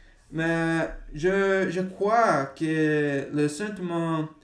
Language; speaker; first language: French; non-native, learner; Portuguese